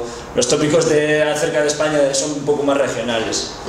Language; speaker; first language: Spanish; non-native, local second language; Basque